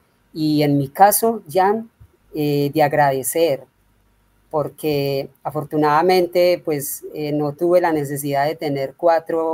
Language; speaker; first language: Spanish; native; Spanish